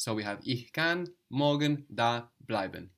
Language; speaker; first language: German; non-native, fluent; English